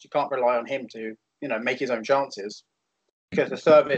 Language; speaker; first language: English; native; English